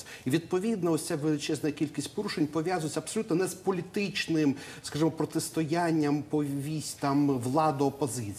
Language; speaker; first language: Ukrainian; native; Ukrainian